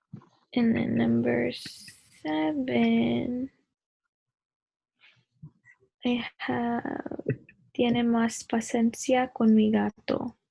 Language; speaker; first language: Spanish; non-native, learner; English